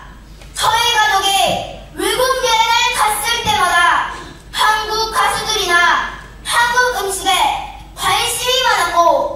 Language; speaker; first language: Korean; native; Korean